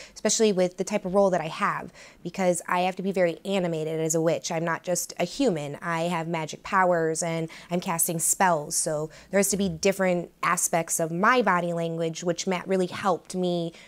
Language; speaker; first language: English; native; English